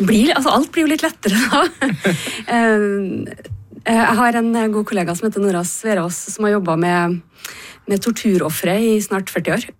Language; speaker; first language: Norwegian; native; Norwegian